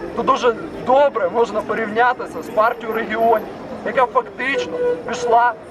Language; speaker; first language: Ukrainian; non-native, local second language; Russian